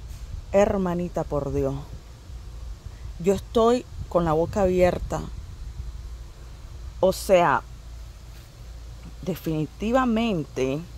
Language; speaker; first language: Spanish; native; Spanish